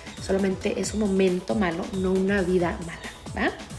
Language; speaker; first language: Spanish; early bilingual, other home language; English